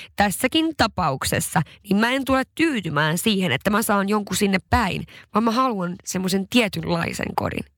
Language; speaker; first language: Finnish; non-native, local second language; Swedish